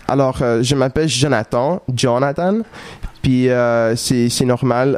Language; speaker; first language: French; non-native, local second language; English